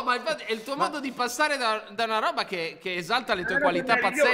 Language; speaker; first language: Italian; native; Italian